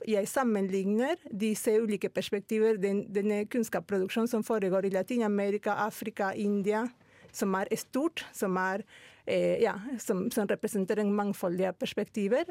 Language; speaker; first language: Norwegian; non-native, fluent; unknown